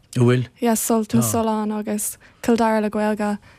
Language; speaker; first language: Irish; non-native, local second language; English